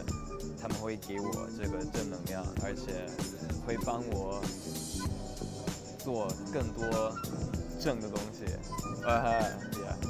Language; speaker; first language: Chinese; non-native, fluent; English